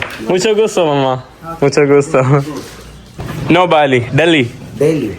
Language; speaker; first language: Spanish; non-native, learner; Malayalam